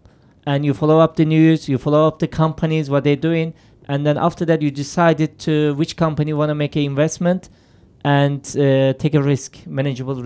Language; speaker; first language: English; non-native, fluent; Turkish